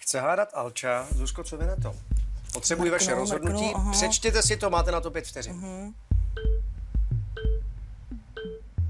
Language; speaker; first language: Czech; native; Czech